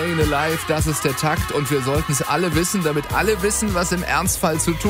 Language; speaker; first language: German; native; German